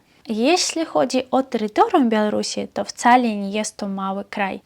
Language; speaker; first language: Polish; non-native, fluent; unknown